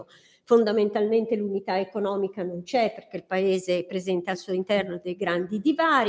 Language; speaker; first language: Italian; native; Italian